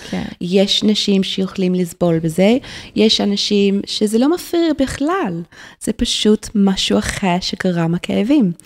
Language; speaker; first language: Hebrew; non-native, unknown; English